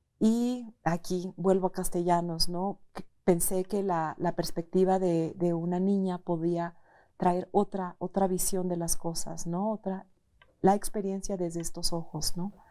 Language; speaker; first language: Spanish; native; Spanish